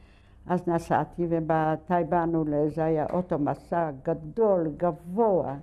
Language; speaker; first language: Hebrew; non-native, fluent; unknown